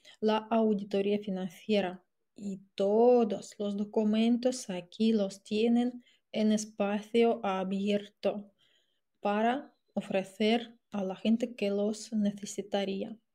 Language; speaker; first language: Spanish; non-native, fluent; Russian